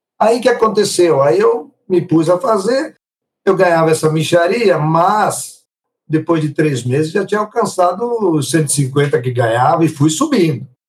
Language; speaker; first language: Portuguese; early bilingual, other home language; Italian